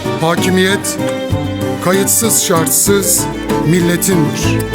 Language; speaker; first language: Turkish; native; Turkish